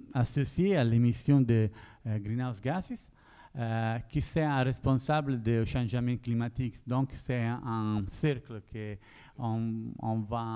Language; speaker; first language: French; non-native, learner; Italian